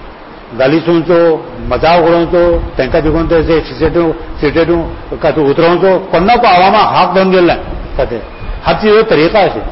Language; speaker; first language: Marathi; non-native, local second language; Urdu